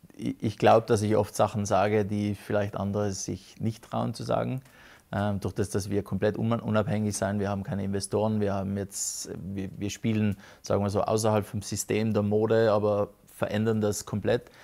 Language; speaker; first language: German; native; German